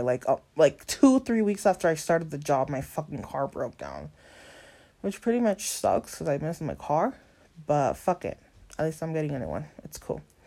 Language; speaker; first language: English; early bilingual, other home language; Spanish